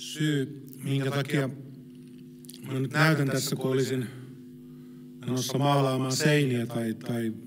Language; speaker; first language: Finnish; native; Finnish